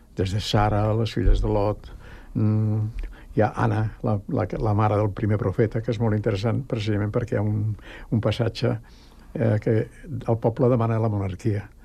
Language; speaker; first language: Catalan; native; Catalan